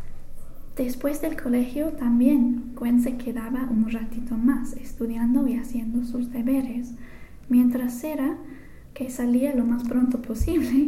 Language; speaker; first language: Spanish; non-native, fluent; English